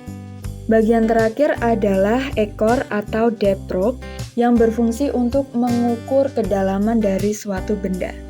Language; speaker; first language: Indonesian; native; Indonesian